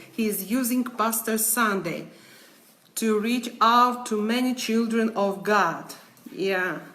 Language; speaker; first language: English; non-native, learner; Ukrainian